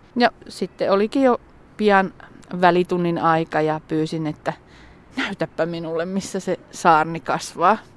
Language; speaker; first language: Finnish; native; Finnish